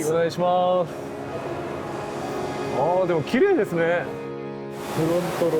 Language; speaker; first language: Japanese; native; Japanese